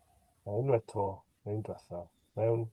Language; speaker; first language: Welsh; native; Welsh